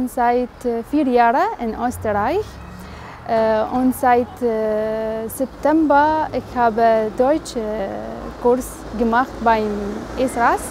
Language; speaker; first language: German; non-native, learner; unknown